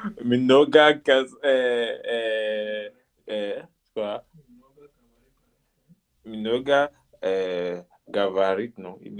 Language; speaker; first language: Russian; non-native, learner; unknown